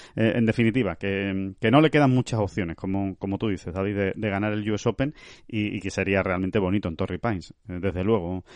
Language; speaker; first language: Spanish; native; Spanish